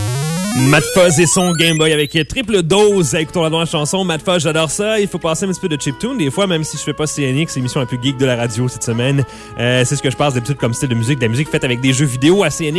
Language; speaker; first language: French; native; French